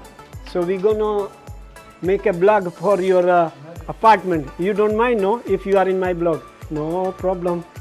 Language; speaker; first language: English; non-native, learner; Hindi